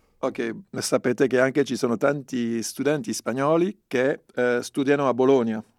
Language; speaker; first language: Italian; non-native, fluent; Spanish